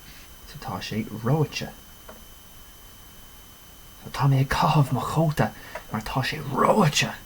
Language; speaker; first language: Irish; non-native, local second language; English